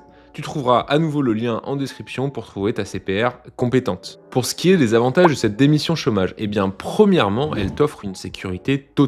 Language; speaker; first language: French; native; French